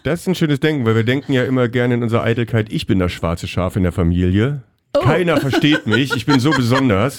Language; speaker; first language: German; native; German